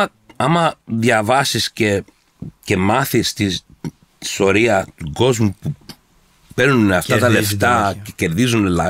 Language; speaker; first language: Greek; early bilingual, heritage; Greek